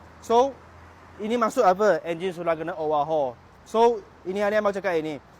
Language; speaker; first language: Malay; non-native, local second language; Chinese